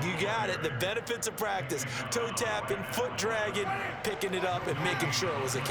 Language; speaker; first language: English; native; English